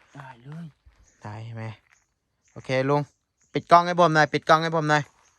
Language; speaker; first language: Thai; non-native, local second language; S'gaw Karen